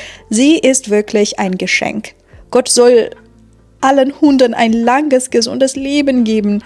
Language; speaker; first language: German; non-native, fluent; Persian